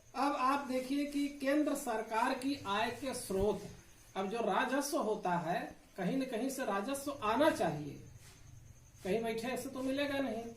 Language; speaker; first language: Hindi; native; Hindi